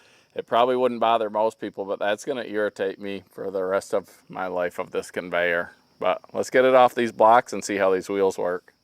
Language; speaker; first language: English; native; English